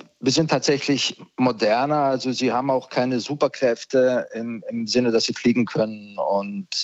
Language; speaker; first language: German; early bilingual, other home language; Croatian